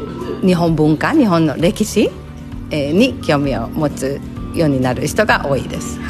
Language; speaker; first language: Japanese; non-native, fluent; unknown